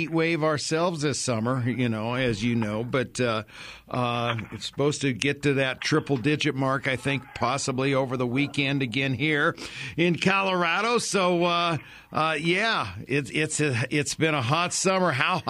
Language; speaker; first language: English; native; English